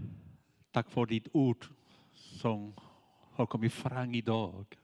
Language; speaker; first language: Swedish; non-native, fluent; Spanish